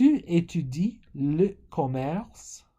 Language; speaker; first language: French; non-native, fluent; English